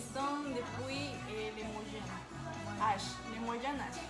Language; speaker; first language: French; non-native, learner; Spanish